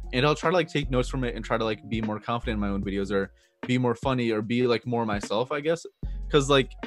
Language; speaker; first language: English; native; English